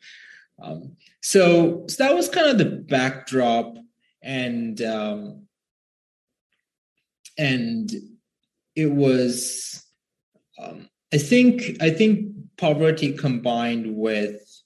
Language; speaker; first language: English; non-native, local second language; Sinhala